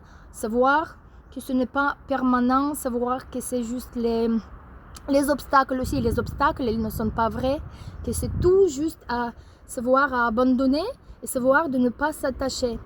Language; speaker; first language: French; non-native, fluent; Russian